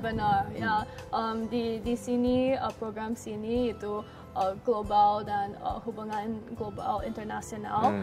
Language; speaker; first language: Indonesian; non-native, learner; Chinese